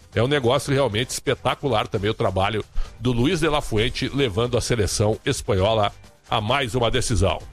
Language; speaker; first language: Portuguese; native; Portuguese